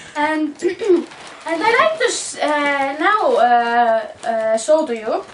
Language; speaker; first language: English; non-native, learner; Estonian